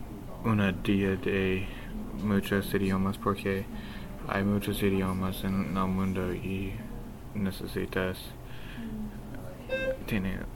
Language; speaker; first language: Spanish; non-native, learner; English